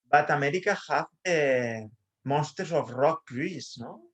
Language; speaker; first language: English; non-native, learner; Spanish